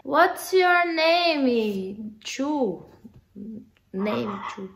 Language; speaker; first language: English; non-native, learner; Portuguese